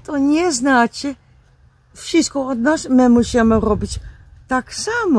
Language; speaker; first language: Polish; non-native, learner; Dutch